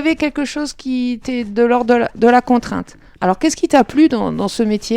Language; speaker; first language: French; native; French